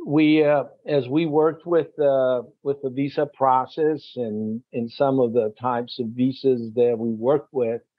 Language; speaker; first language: English; non-native, fluent; Spanish